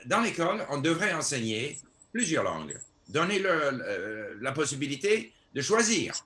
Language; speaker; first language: French; non-native, fluent; English